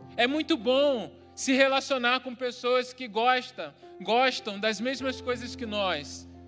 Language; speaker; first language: Portuguese; native; Portuguese